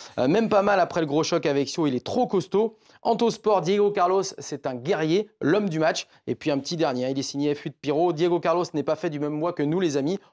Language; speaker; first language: French; native; French